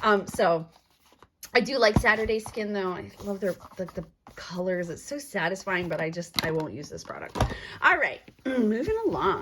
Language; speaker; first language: English; native; English